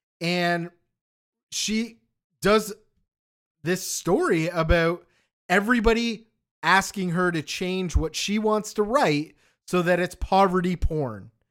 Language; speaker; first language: English; native; English